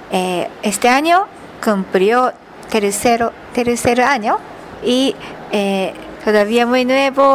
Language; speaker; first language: Spanish; non-native, learner; Japanese